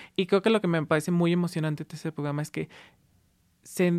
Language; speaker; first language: Spanish; native; Spanish